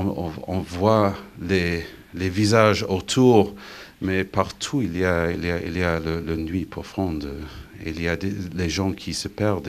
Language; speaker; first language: French; non-native, fluent; English